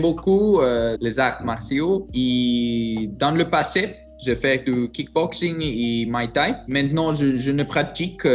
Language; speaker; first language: French; non-native, learner; Greek